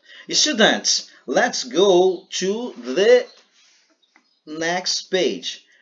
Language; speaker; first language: English; non-native, fluent; Portuguese